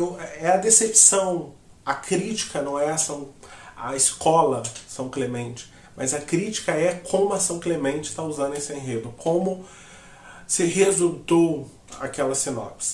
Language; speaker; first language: Portuguese; native; Portuguese